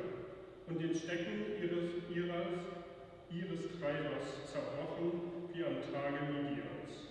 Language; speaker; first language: German; native; German